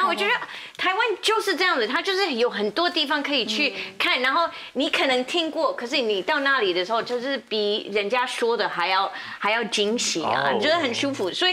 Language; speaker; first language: Chinese; non-native, fluent; Thai